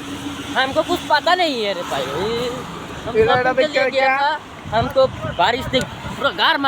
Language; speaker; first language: Hindi; non-native, fluent; Bangla